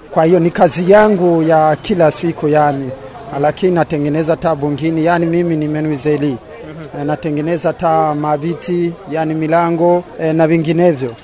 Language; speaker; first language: Swahili; non-native, local second language; Rundi